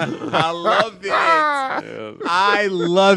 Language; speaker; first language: English; native; English